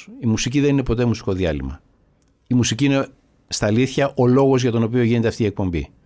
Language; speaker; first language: Greek; native; Greek